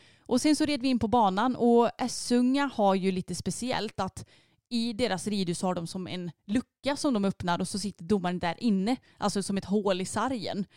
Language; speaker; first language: Swedish; native; Swedish